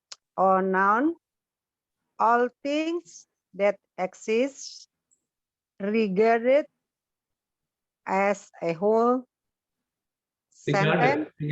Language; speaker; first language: English; non-native, learner; Indonesian